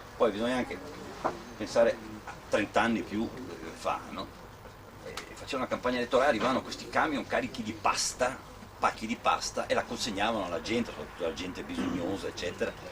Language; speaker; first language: Italian; non-native, local second language; Sicilian